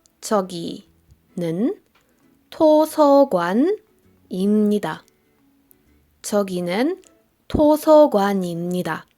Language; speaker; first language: Korean; non-native, fluent; Polish